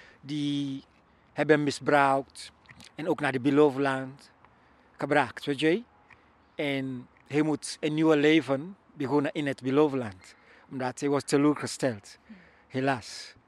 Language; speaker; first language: Dutch; non-native, learner; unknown